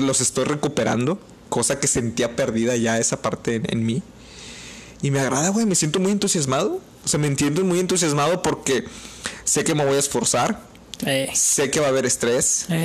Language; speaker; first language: Spanish; native; Spanish